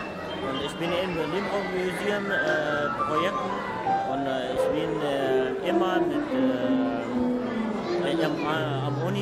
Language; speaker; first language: German; non-native, learner; Arabic